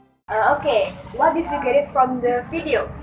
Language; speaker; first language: English; non-native, fluent; Indonesian